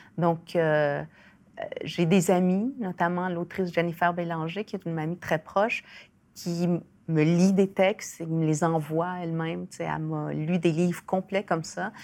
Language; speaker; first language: French; early bilingual, other home language; Spanish